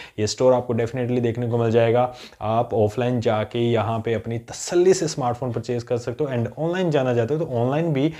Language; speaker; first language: Hindi; native; Hindi